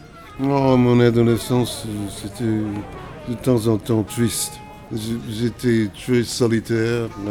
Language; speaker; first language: French; non-native, fluent; English